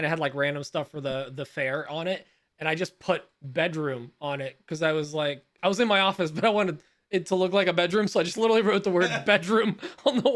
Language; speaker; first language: English; native; English